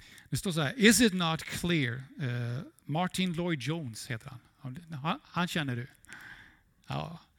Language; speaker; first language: Swedish; native; Swedish